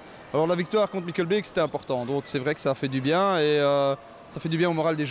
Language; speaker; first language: French; native; French